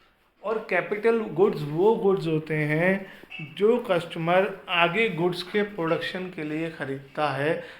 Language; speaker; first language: Hindi; native; Hindi